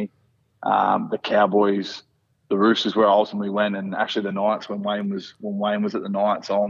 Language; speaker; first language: English; native; English